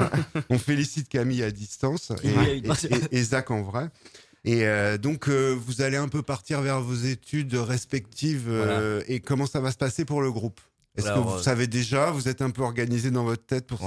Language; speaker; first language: French; native; French